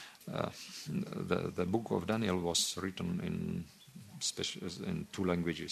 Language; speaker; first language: English; non-native, fluent; Slovak